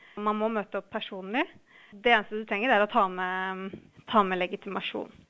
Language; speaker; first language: Norwegian; native; Norwegian